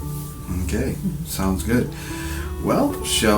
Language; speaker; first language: English; native; English